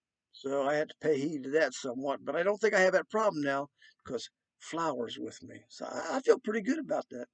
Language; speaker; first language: English; native; English